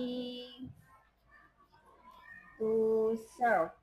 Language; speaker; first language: English; non-native, learner; Indonesian